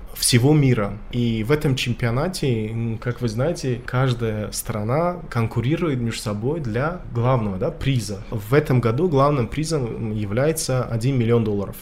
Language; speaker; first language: Russian; non-native, local second language; Tajik